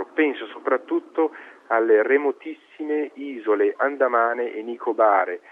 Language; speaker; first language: Italian; native; Italian